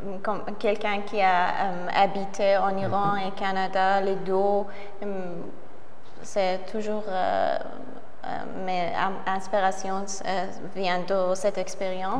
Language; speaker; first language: French; non-native, learner; Persian